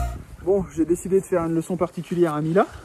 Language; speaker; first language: French; native; French